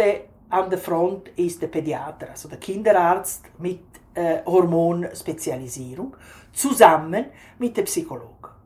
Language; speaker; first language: German; non-native, fluent; Italian